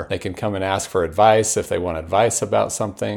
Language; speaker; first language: English; native; English